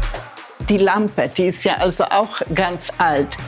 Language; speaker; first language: German; non-native, fluent; Polish